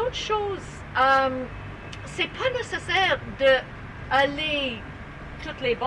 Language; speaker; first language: French; non-native, learner; English